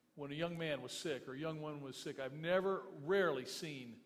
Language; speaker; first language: English; native; English